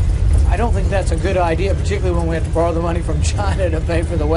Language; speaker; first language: English; native; English